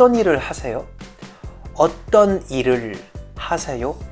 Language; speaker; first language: Korean; non-native, fluent; French